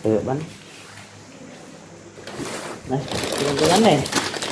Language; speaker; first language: Vietnamese; native; Vietnamese